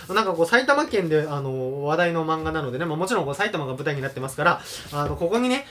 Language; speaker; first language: Japanese; native; Japanese